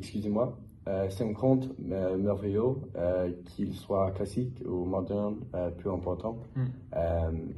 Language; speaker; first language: French; non-native, learner; English